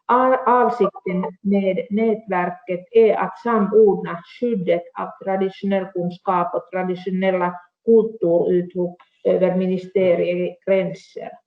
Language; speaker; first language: Swedish; non-native, local second language; Finnish